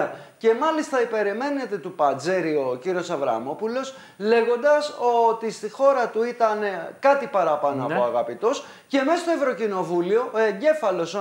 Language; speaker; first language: Greek; native; Greek